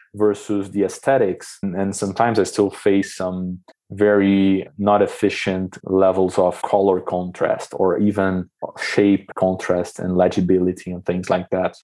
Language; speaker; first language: English; non-native, fluent; Portuguese